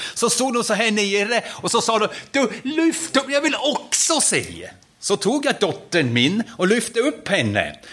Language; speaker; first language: Swedish; non-native, fluent; German